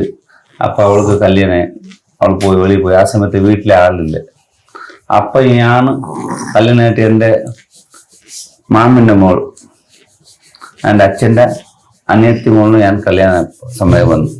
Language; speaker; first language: Malayalam; non-native, local second language; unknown